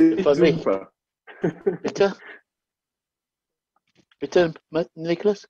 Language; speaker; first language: German; non-native, learner; English